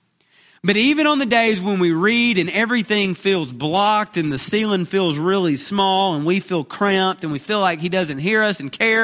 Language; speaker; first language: English; native; English